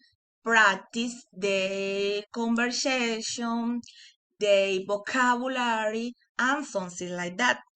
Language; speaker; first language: English; non-native, learner; Spanish